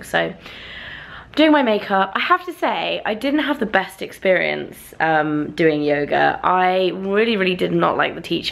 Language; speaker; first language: English; native; English